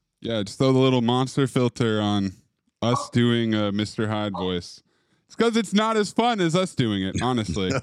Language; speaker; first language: English; native; English